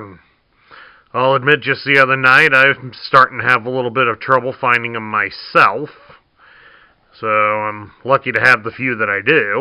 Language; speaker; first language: English; native; English